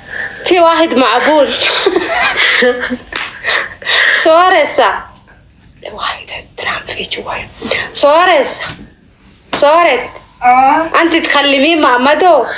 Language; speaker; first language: Arabic; native; Arabic